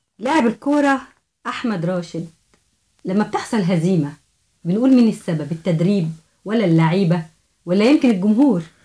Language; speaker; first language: Arabic; native; Arabic